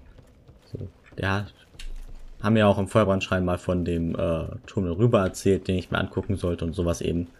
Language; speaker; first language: German; native; German